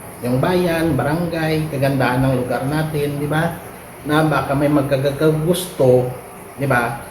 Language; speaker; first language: Filipino; non-native, local second language; Hiligaynon